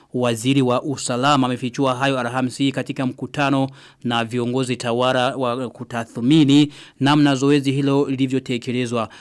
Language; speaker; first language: Swahili; non-native, local second language; Rundi